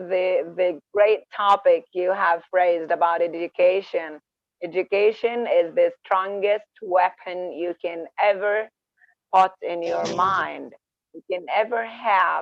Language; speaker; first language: English; non-native, fluent; Arabic